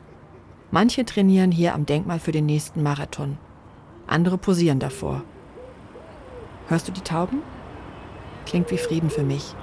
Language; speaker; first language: German; native; German